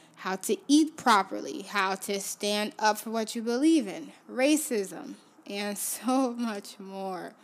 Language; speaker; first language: English; early bilingual, other home language; Haitian Creole